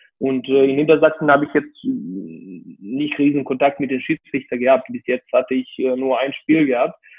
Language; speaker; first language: German; non-native, fluent; Serbian